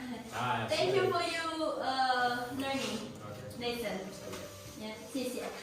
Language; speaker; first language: English; non-native, learner; Chinese